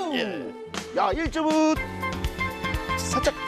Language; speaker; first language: Korean; native; Korean